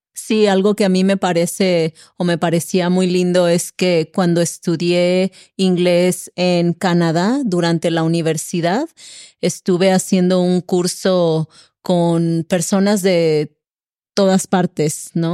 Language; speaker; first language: Spanish; native; Spanish